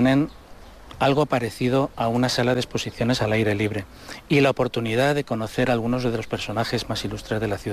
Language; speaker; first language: Spanish; native; Spanish